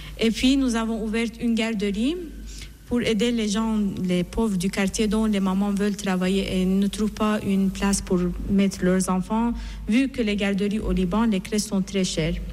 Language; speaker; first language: French; non-native, fluent; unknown